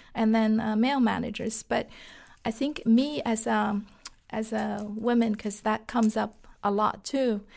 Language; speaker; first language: English; non-native, fluent; Chinese